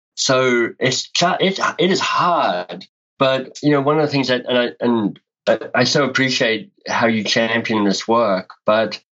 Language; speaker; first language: English; native; English